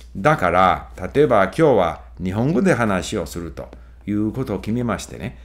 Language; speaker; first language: Japanese; non-native, fluent; English